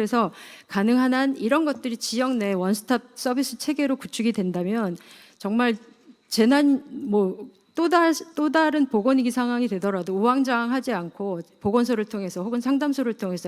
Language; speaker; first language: Korean; native; Korean